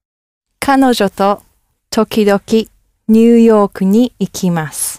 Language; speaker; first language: Japanese; non-native, learner; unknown